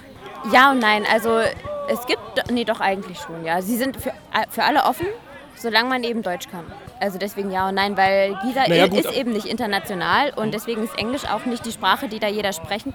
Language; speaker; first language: German; native; German